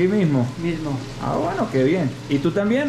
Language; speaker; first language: Spanish; non-native, fluent; English